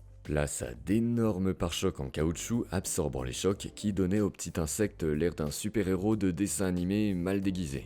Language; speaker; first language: French; native; French